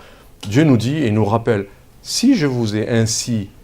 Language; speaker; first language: French; native; French